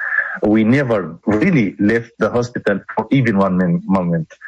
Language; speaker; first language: English; non-native, local second language; Arabic